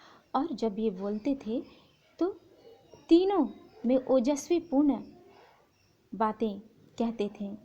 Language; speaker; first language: Hindi; native; Hindi